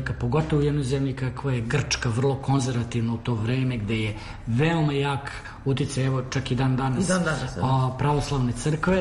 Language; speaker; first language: Serbian; native; Serbian